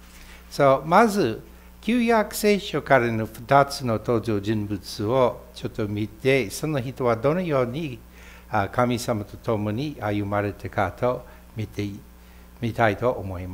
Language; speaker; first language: Japanese; non-native, fluent; English